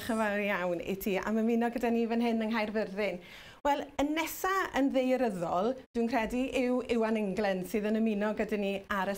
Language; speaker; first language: Welsh; native; Welsh